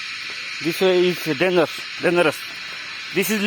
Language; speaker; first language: English; non-native, learner; Nepali